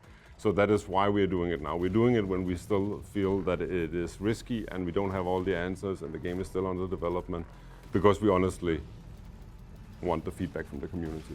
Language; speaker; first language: English; non-native, fluent; Danish